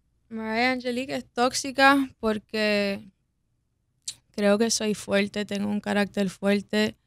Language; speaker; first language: Spanish; early bilingual, heritage; Spanish